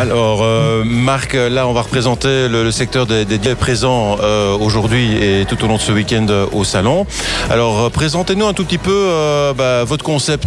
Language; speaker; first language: French; native; French